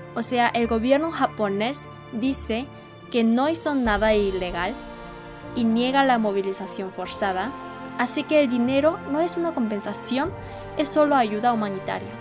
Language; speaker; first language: Spanish; non-native, fluent; Korean